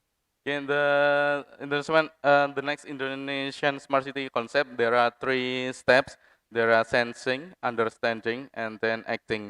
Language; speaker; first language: English; non-native, fluent; Indonesian